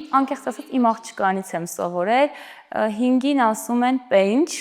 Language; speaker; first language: Armenian; native; Armenian